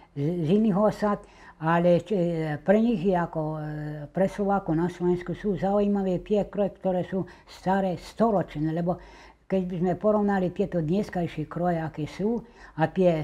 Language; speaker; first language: Slovak; native; Slovak